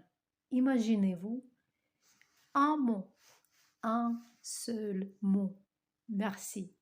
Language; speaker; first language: French; non-native, fluent; Russian